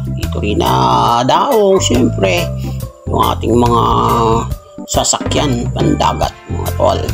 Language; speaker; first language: Filipino; non-native, local second language; Bikol